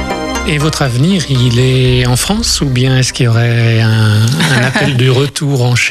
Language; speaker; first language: French; native; French